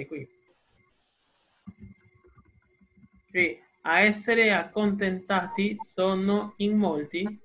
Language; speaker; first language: Italian; non-native, fluent; Spanish